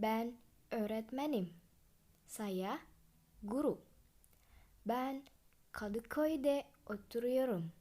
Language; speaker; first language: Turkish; non-native, fluent; Indonesian